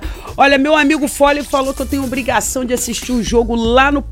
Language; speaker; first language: Portuguese; native; Portuguese